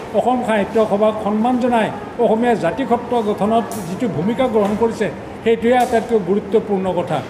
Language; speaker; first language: Assamese; native; Assamese